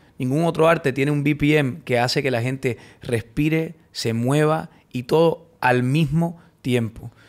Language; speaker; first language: Spanish; early bilingual, heritage; Spanish